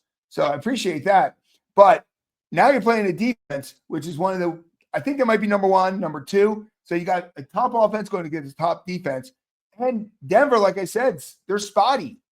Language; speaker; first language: English; native; English